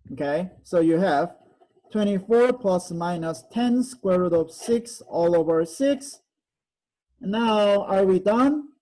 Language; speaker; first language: English; non-native, fluent; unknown